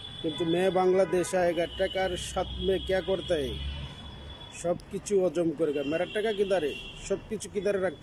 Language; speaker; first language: Hindi; non-native, learner; Bangla